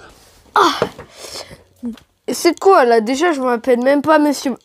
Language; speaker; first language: French; native; French